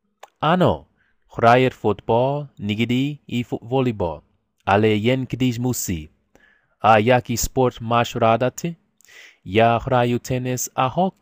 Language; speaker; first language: Czech; non-native, learner; English